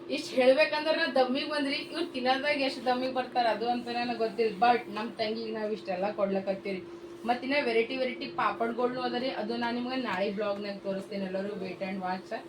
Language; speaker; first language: Kannada; native; Kannada